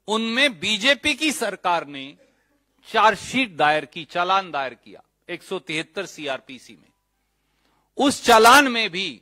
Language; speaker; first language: Hindi; native; Hindi